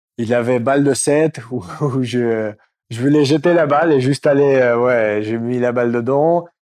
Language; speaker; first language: French; non-native, fluent; Russian